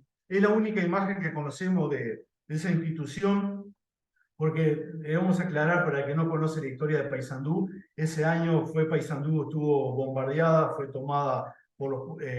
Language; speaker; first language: Spanish; native; Spanish